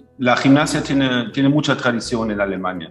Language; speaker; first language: Spanish; non-native, fluent; German